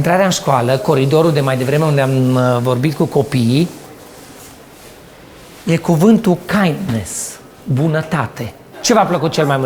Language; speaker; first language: Romanian; native; Romanian